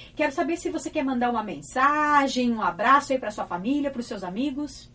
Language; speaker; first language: Portuguese; native; Portuguese